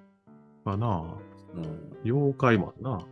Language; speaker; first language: Japanese; native; Japanese